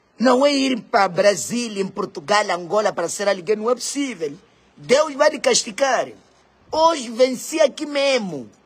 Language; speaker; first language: Portuguese; non-native, local second language; Makhuwa